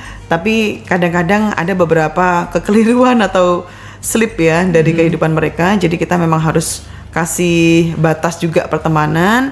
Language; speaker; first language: Indonesian; native; Indonesian